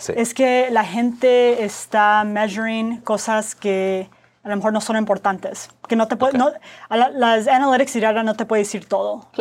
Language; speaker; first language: Spanish; early bilingual, heritage; Spanish